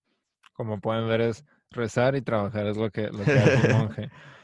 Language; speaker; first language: Spanish; native; Spanish